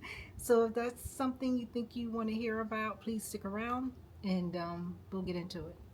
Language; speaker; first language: English; native; English